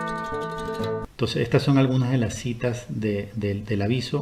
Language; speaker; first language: Spanish; native; Spanish